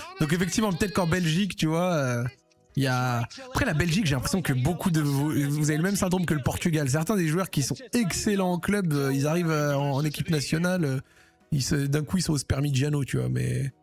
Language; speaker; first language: French; native; French